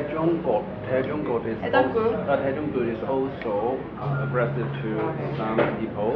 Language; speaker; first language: English; non-native, learner; Chinese